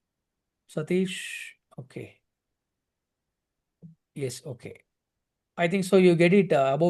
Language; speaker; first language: English; non-native, local second language; Telugu